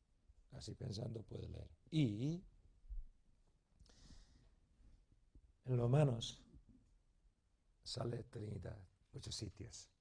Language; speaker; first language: Spanish; non-native, learner; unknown